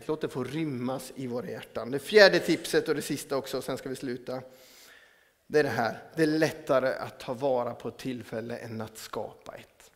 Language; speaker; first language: Swedish; native; Swedish